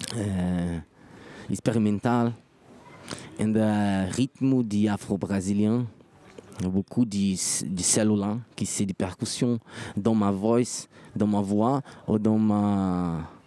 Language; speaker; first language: French; non-native, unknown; Portuguese